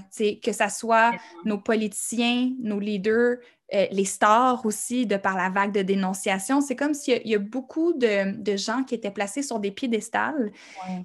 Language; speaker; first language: French; native; French